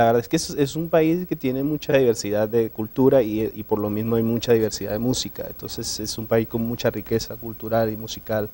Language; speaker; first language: Spanish; native; Spanish